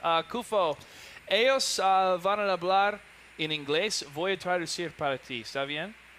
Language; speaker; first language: Spanish; non-native, learner; English